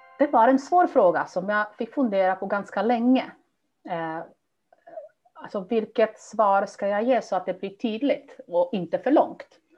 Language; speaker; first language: Swedish; non-native, fluent; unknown